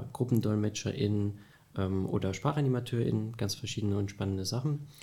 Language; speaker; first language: German; native; German